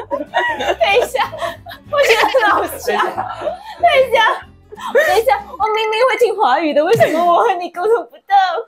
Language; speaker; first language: Chinese; early bilingual, heritage; Chinese